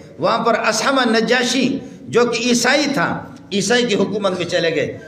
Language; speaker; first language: Urdu; non-native, local second language; Baluchi